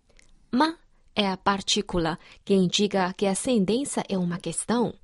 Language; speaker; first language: Portuguese; non-native, fluent; Chinese